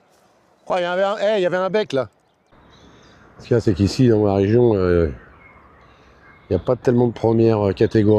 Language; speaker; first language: French; native; French